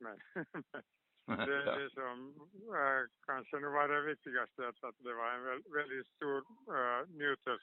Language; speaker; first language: Swedish; non-native, local second language; Finnish